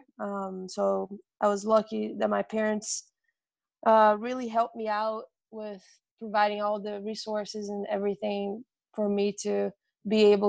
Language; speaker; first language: English; non-native, fluent; Portuguese